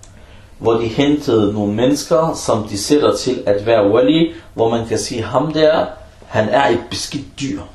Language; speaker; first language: Danish; early bilingual, other home language; Arabic